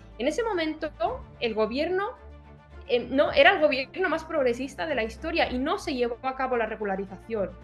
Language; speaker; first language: Spanish; early bilingual, other home language; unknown